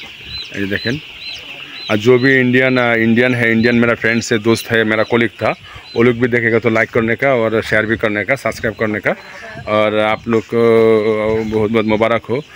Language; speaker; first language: Hindi; non-native, learner; Bangla